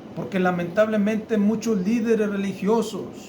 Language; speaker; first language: Spanish; native; Spanish